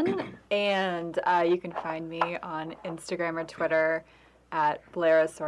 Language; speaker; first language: English; non-native, fluent; Turkish